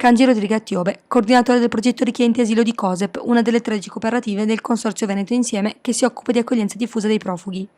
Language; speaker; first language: Italian; native; Italian